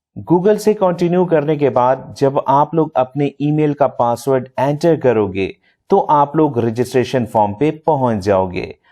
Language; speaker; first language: Urdu; non-native, local second language; Punjabi